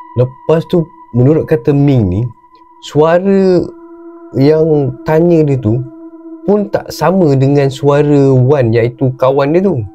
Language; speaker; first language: Malay; native; Malay